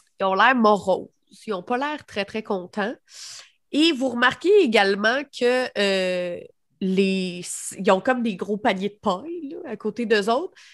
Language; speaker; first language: French; native; French